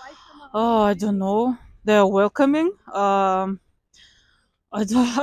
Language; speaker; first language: English; non-native, learner; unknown